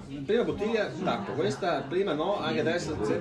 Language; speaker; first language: Italian; native; Italian